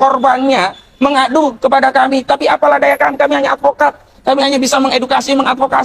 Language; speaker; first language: Indonesian; native; Indonesian